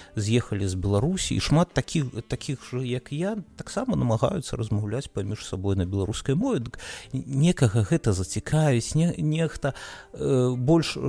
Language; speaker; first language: Belarusian; non-native, local second language; Russian